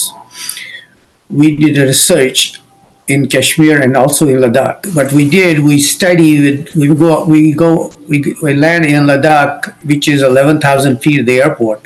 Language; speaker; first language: English; non-native, local second language; Kashmiri